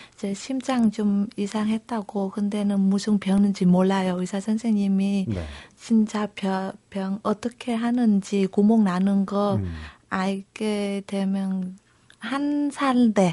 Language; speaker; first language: Korean; non-native, local second language; Vietnamese